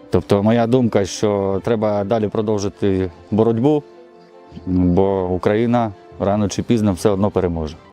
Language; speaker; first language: Ukrainian; non-native, local second language; Russian